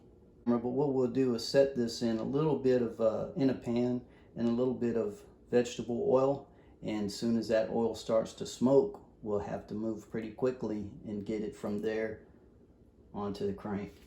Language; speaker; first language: English; native; English